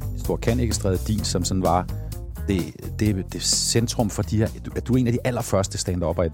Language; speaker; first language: Danish; native; Danish